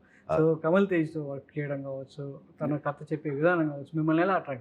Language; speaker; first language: Telugu; native; Telugu